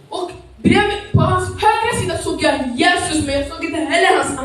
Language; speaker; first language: Swedish; early bilingual, other home language; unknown